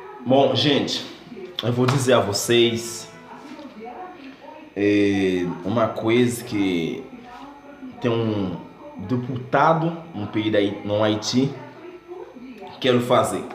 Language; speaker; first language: Portuguese; non-native, fluent; Haitian Creole